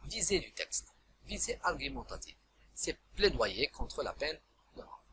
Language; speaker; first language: French; non-native, local second language; Arabic